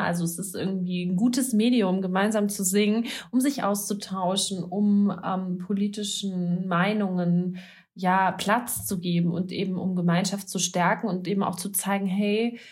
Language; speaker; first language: German; native; German